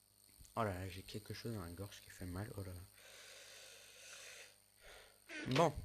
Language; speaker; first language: French; native; French